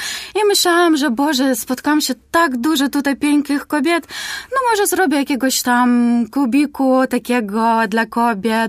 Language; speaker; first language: Polish; non-native, learner; Ukrainian